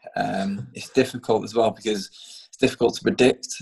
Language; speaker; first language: English; native; English